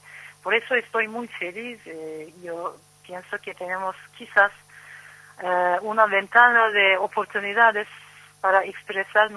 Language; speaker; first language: Spanish; non-native, fluent; Turkish